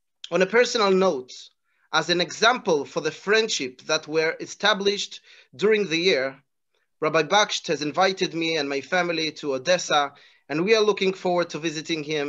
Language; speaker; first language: English; non-native, fluent; Hebrew